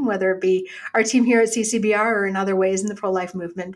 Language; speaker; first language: English; native; English